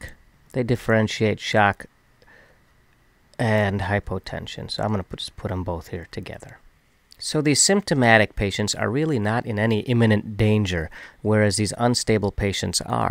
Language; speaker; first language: English; native; English